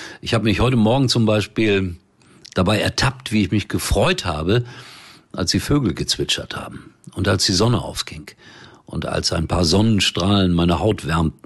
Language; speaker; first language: German; native; German